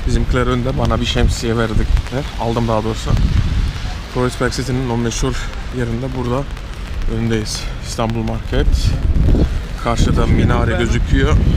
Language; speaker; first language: Turkish; early bilingual, heritage; Turkish